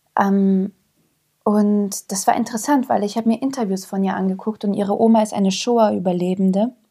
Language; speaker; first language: German; early bilingual, other home language; Croatian